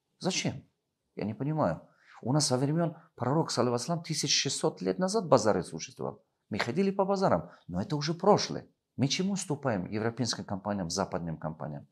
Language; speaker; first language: Russian; non-native, local second language; Tajik